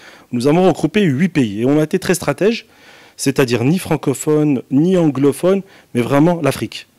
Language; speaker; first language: French; non-native, local second language; Arabic